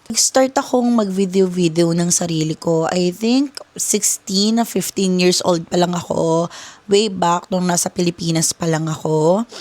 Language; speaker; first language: Filipino; native; Filipino